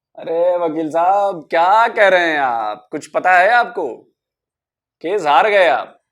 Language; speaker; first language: Hindi; native; Hindi